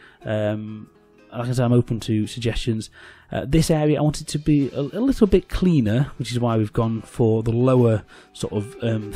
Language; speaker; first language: English; native; English